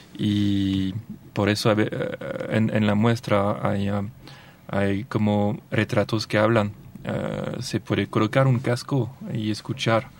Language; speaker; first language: Spanish; non-native, fluent; French